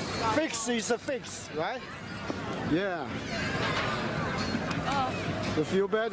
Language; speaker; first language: English; non-native, learner; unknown